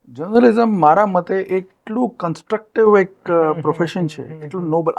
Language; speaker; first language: Gujarati; non-native, local second language; Hindi